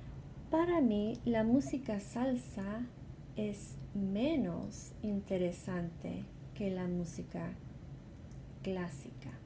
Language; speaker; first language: Spanish; non-native, fluent; English